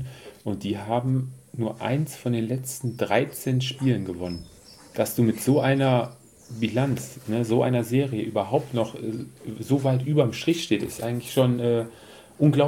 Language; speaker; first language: German; native; German